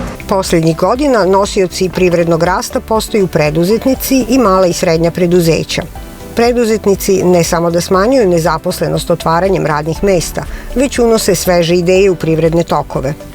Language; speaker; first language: Serbian; native; Serbian